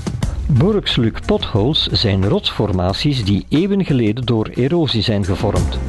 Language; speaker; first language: Dutch; native; Dutch